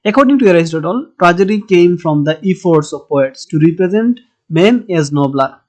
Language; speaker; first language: English; non-native, local second language; Bangla